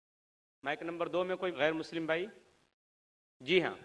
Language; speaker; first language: Hindi; native; Hindi